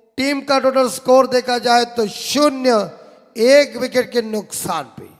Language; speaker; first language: Hindi; non-native, local second language; Marathi